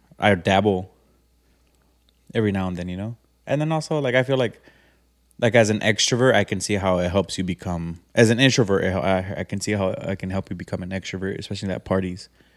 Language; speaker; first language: English; native; English